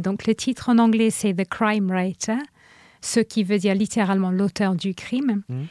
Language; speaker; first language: French; non-native, fluent; English